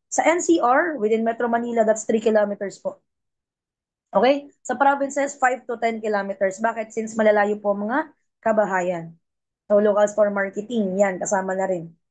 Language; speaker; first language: Filipino; non-native, local second language; Cebuano